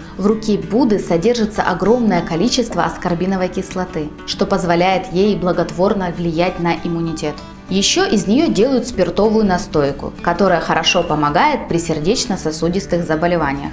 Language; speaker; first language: Russian; native; Russian